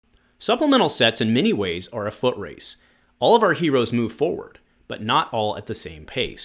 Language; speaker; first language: English; native; English